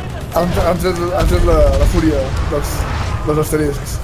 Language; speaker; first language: Catalan; native; Catalan